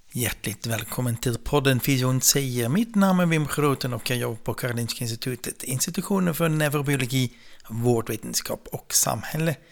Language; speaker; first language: Swedish; non-native, fluent; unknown